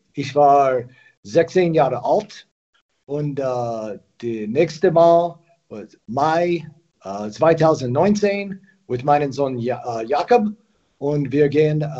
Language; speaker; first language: German; non-native, learner; English